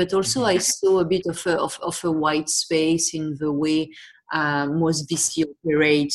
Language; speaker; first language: English; non-native, fluent; French